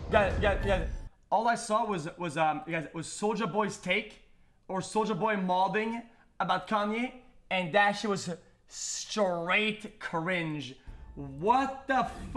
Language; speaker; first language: English; non-native, local second language; French